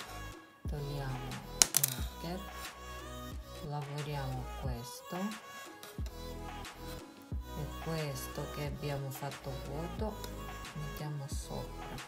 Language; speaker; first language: Italian; non-native, fluent; Russian